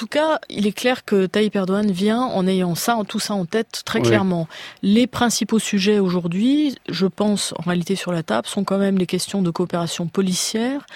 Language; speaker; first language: French; native; French